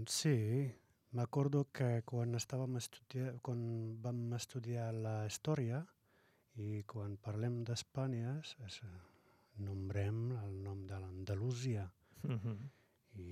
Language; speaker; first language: Catalan; non-native, fluent; Arabic